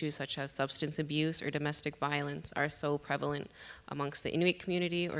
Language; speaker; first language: English; native; English